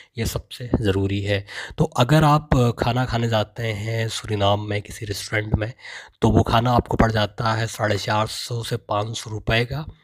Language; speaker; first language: Hindi; native; Hindi